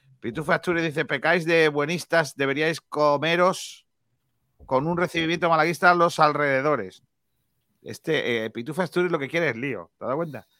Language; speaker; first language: Spanish; native; Spanish